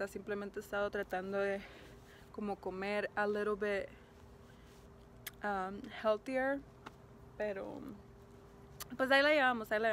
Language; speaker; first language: Spanish; early bilingual, heritage; Spanish